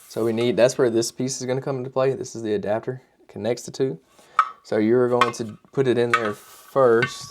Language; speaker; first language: English; native; English